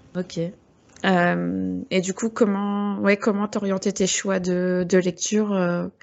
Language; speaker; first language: French; native; French